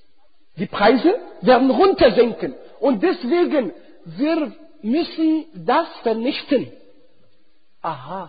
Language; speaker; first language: German; non-native, fluent; Arabic